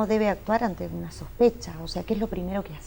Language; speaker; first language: Spanish; native; Spanish